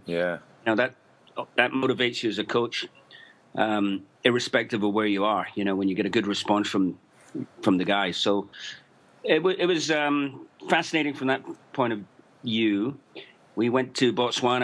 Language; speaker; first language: English; native; English